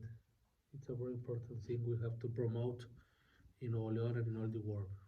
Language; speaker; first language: English; non-native, learner; Spanish